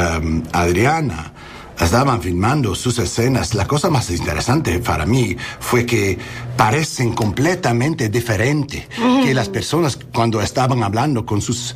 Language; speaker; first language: Spanish; non-native, learner; English